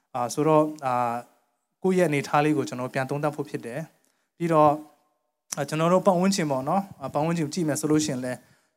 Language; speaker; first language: Burmese; non-native, local second language; Tedim Chin